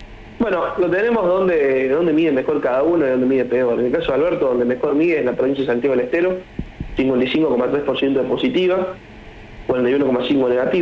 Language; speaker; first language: Spanish; native; Spanish